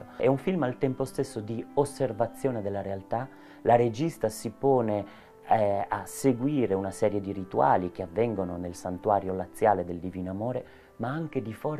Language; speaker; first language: Italian; native; Italian